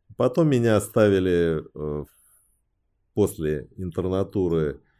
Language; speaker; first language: Russian; early bilingual, other home language; Chinese